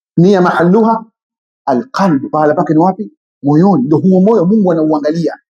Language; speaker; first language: Swahili; native; Swahili